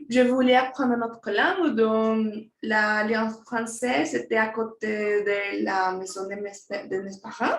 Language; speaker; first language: French; non-native, fluent; Spanish